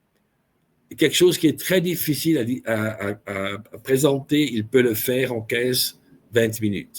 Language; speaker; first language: French; non-native, local second language; German